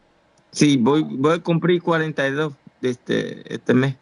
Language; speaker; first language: Spanish; non-native, fluent; Haitian Creole